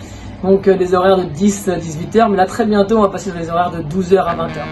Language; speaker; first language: French; native; French